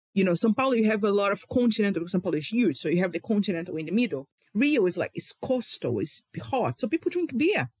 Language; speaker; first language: English; non-native, fluent; Portuguese